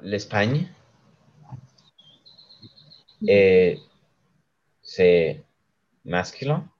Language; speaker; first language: French; non-native, learner; Spanish